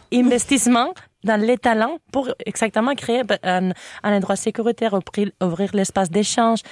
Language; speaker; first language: French; non-native, fluent; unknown